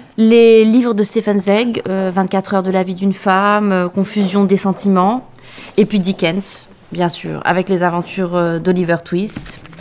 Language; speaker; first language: French; native; French